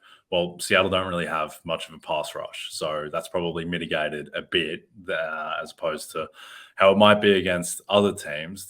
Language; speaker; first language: English; native; English